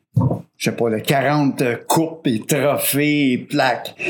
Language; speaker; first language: French; native; French